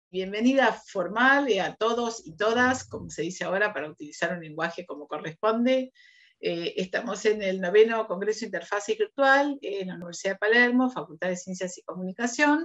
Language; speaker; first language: Spanish; native; Spanish